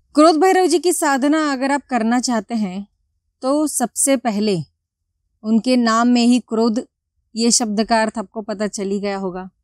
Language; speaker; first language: Hindi; non-native, local second language; Marathi